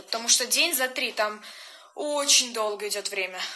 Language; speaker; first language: Russian; native; Russian